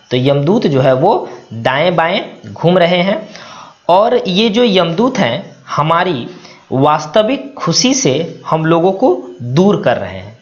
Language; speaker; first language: Hindi; native; Hindi